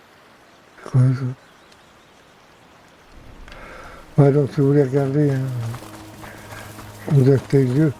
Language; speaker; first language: French; native; French